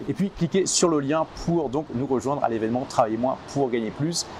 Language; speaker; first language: French; native; French